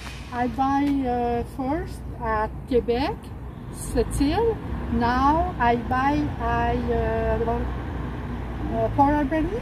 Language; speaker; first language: English; non-native, learner; French